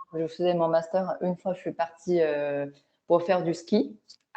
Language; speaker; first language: French; non-native, fluent; Chinese